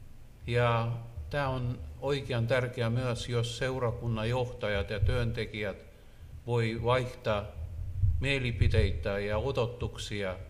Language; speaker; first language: Finnish; non-native, learner; Russian